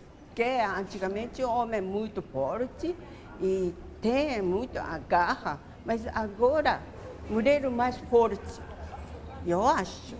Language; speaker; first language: Portuguese; non-native, learner; Japanese